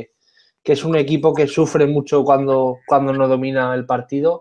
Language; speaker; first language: Spanish; native; Spanish